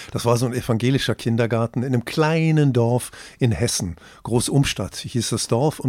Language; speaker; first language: German; native; German